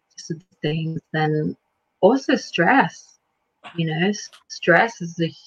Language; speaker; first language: English; early bilingual, other home language; Lithuanian